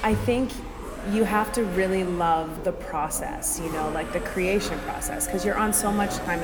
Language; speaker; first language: English; native; English